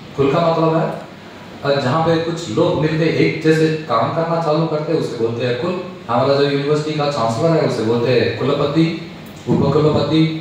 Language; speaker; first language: Hindi; non-native, local second language; Telugu